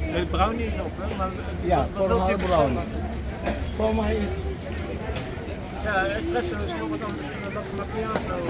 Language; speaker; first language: Dutch; non-native, learner; Turkish